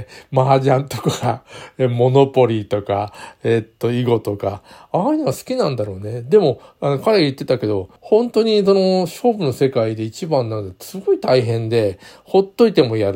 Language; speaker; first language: Japanese; native; Japanese